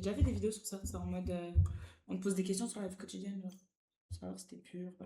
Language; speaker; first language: French; native; French